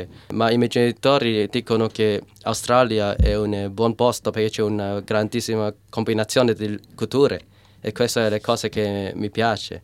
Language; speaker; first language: Italian; non-native, learner; Cantonese